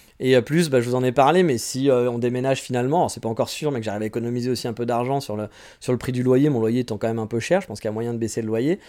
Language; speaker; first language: French; native; French